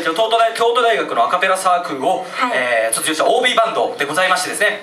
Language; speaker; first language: Japanese; native; Japanese